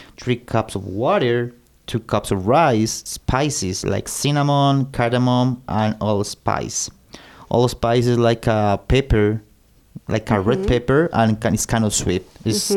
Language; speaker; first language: English; non-native, fluent; Spanish